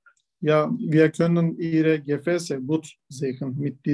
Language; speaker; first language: German; non-native, learner; Turkish